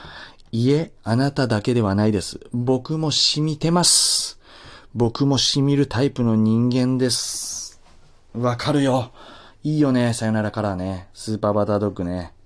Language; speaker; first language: Japanese; native; Japanese